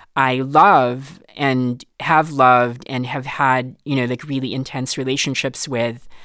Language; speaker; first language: English; non-native, local second language; Filipino